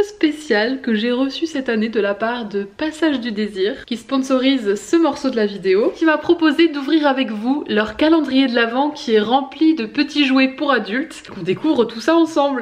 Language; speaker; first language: French; native; French